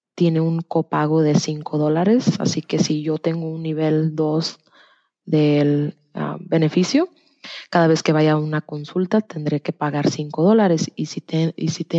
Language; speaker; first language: Spanish; early bilingual, heritage; Spanish